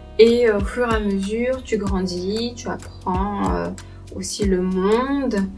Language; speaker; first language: French; native; French